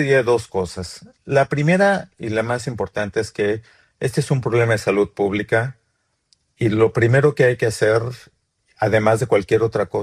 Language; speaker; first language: Spanish; native; Spanish